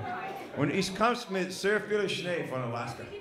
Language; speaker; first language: German; non-native, learner; English